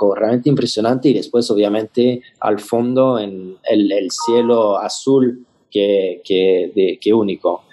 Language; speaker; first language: Spanish; non-native, fluent; French